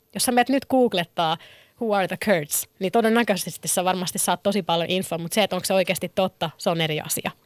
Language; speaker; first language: Finnish; early bilingual, other home language; Kurdish